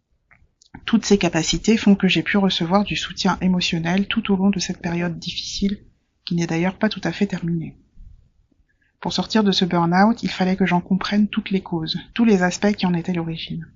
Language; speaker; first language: French; native; French